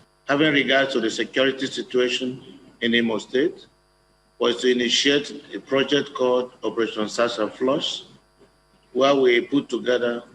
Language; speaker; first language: English; non-native, local second language; Igbo